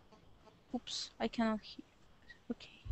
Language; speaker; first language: English; non-native, learner; Russian